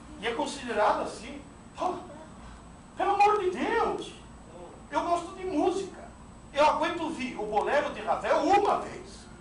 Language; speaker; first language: Portuguese; non-native, fluent; Italian